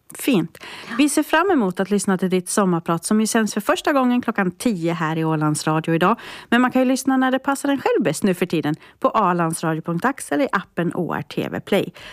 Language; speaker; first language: Swedish; native; Swedish